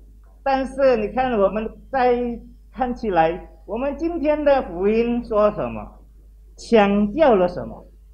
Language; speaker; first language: Chinese; non-native, local second language; Indonesian